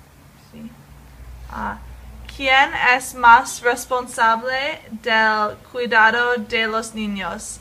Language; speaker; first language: Spanish; non-native, learner; English